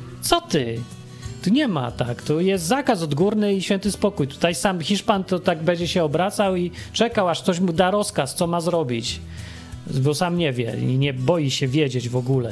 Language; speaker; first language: Polish; native; Polish